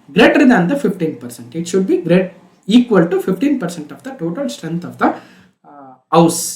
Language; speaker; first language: English; non-native, local second language; Kannada